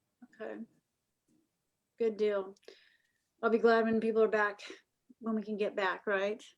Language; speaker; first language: English; native; English